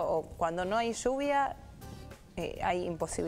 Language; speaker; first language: Spanish; native; Spanish